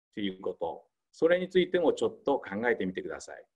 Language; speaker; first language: Japanese; native; Japanese